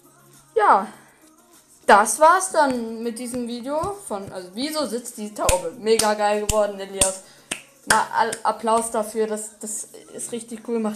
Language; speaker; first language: German; native; German